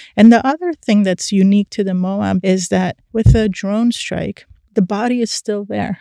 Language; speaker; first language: English; early bilingual, other home language; Persian